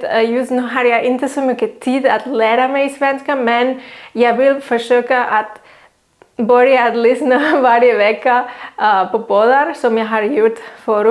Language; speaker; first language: Swedish; non-native, fluent; Catalan